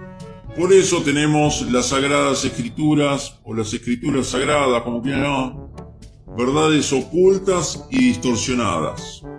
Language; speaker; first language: Spanish; native; Spanish